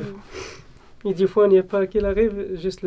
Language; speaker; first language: French; non-native, learner; Arabic